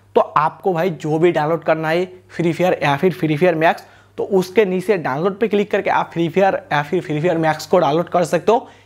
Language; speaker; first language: Hindi; non-native, local second language; Bangla